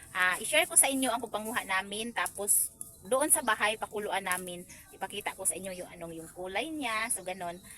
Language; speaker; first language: Filipino; non-native, local second language; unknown